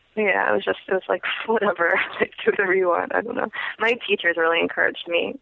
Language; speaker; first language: English; native; English